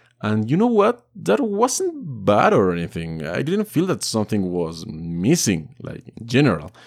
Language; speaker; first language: English; non-native, fluent; Spanish